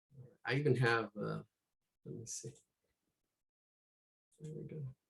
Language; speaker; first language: English; native; English